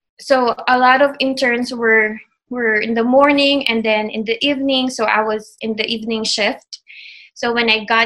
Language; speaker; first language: English; non-native, local second language; Filipino